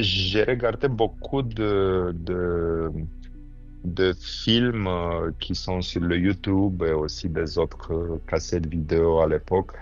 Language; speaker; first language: French; non-native, fluent; Romanian